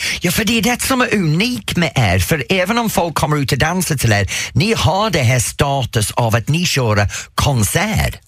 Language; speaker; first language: Swedish; non-native, fluent; English